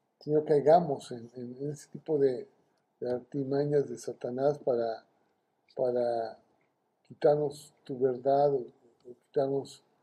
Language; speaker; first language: Spanish; native; Spanish